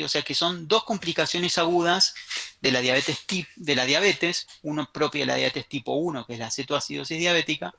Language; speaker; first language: Spanish; native; Spanish